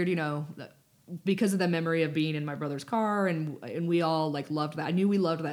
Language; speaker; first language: English; native; English